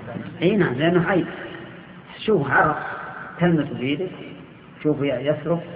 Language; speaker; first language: Arabic; native; Arabic